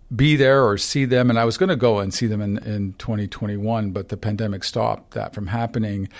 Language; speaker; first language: English; non-native, fluent; Ukrainian